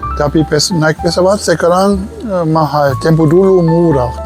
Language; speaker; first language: Indonesian; non-native, learner; German